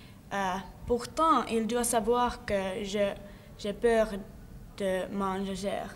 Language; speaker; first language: French; non-native, learner; Finnish